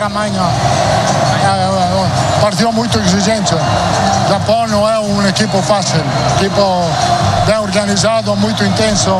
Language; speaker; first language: Portuguese; non-native, learner; Italian